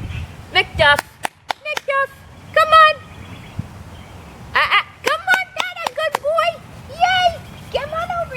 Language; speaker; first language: English; native; English